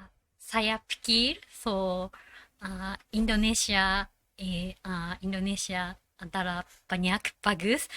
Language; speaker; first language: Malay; non-native, learner; Japanese